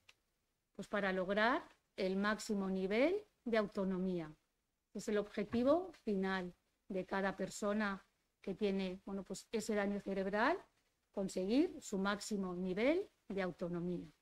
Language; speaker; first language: Spanish; native; Spanish